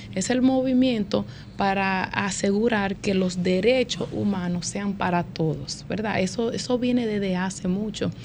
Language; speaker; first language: Spanish; early bilingual, heritage; Spanish